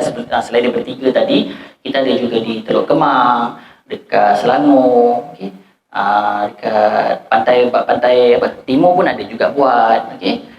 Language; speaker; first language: Malay; native; Malay